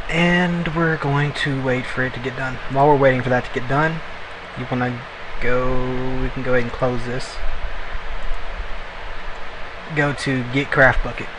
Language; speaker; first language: English; native; English